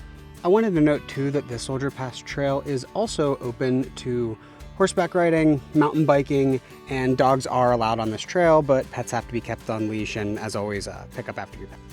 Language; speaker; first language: English; native; English